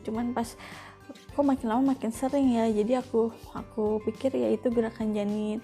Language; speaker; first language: Indonesian; native; Indonesian